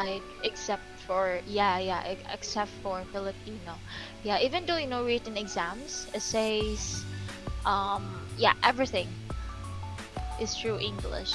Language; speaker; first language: English; non-native, local second language; Filipino